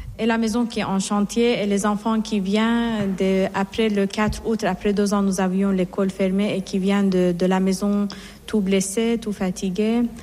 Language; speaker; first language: French; non-native, fluent; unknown